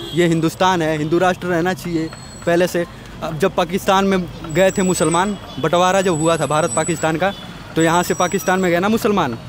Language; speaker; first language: Hindi; native; Hindi